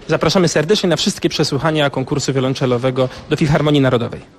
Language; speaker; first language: Polish; native; Polish